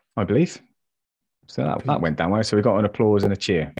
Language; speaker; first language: English; native; English